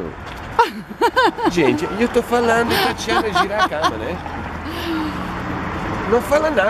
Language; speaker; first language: Portuguese; non-native, learner; Italian